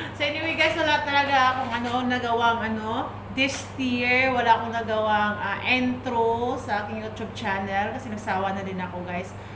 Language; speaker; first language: Filipino; native; Filipino